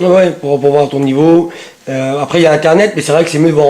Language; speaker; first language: French; native; French